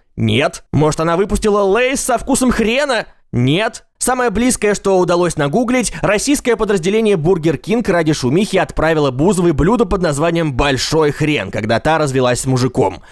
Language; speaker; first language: Russian; native; Russian